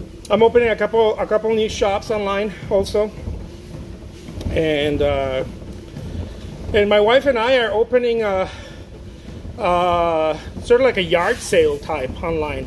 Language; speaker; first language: English; non-native, fluent; Spanish